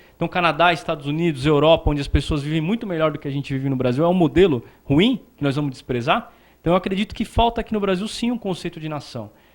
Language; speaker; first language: Portuguese; native; Portuguese